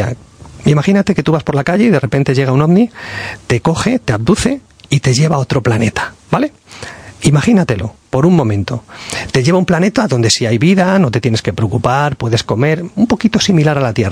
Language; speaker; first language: Spanish; native; Spanish